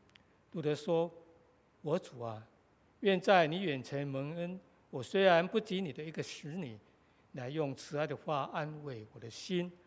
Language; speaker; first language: Chinese; native; Chinese